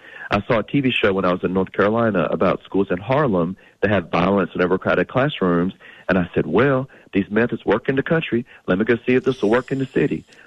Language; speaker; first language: English; native; English